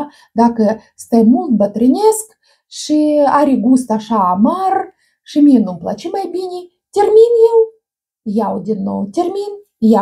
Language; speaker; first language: Romanian; non-native, learner; Russian